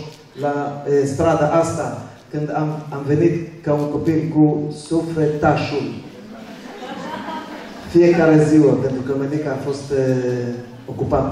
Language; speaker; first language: Romanian; early bilingual, other home language; Hebrew